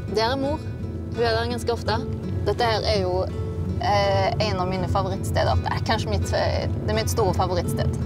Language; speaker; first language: Norwegian; native; Norwegian